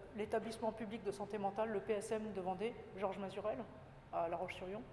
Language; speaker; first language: French; native; French